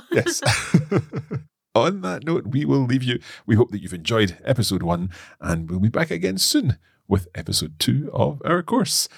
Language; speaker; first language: English; native; English